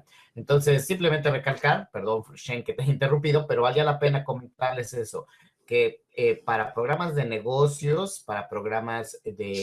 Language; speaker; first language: Spanish; native; Spanish